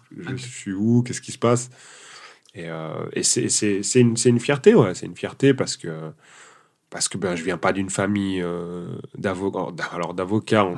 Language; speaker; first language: French; early bilingual, other home language; Portuguese